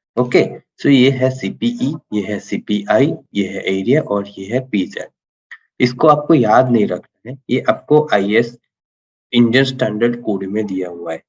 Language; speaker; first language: Hindi; non-native, local second language; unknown